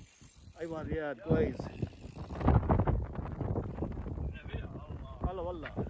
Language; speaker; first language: Arabic; non-native, learner; Filipino